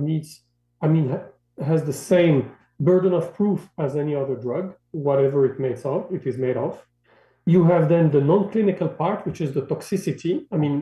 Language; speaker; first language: English; non-native, fluent; Arabic